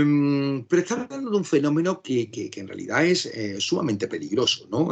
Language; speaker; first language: Spanish; native; Spanish